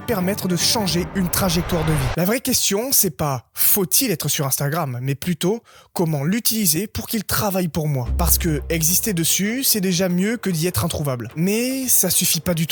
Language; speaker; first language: French; native; French